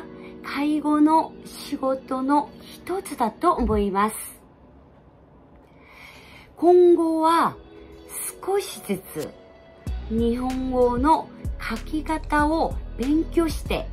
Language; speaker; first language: Japanese; non-native, fluent; Korean